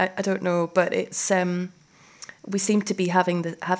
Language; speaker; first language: English; native; English